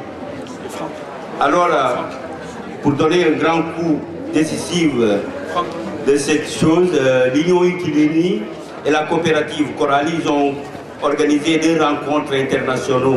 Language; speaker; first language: French; non-native, local second language; Wolof